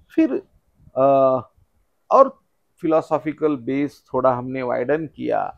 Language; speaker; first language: Hindi; non-native, local second language; Marathi